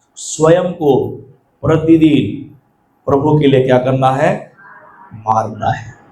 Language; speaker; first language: Hindi; non-native, local second language; Marathi